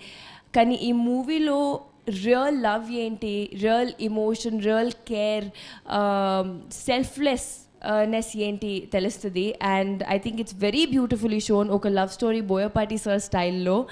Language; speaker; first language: Telugu; non-native, fluent; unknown